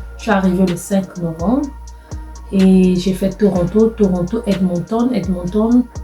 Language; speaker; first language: French; non-native, local second language; Lingala